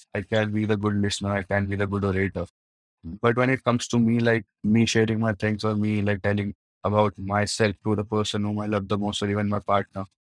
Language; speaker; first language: English; non-native, local second language; Hindi